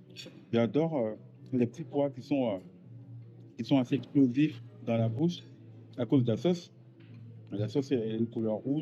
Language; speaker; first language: French; native; French